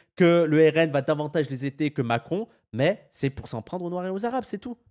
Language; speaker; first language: French; native; French